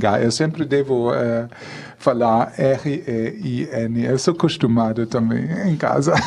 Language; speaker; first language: Portuguese; non-native, fluent; German